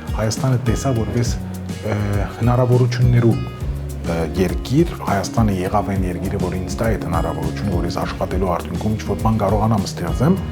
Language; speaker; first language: Armenian; early bilingual, heritage; Armenian